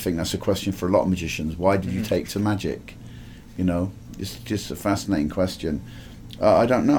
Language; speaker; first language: English; native; English